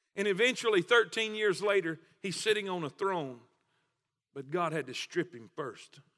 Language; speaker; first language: English; native; English